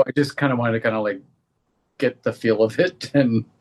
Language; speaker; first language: English; native; English